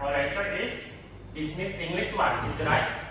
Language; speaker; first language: English; non-native, learner; Indonesian